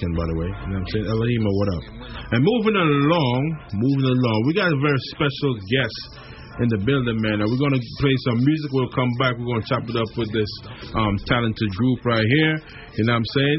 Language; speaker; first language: English; native; English